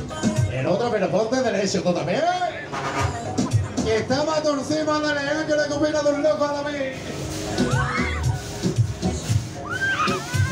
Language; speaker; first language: Spanish; native; Spanish